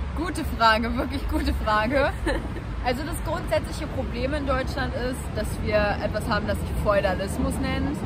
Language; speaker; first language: German; native; German